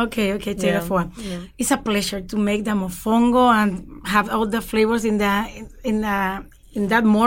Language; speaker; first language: English; non-native, learner; Spanish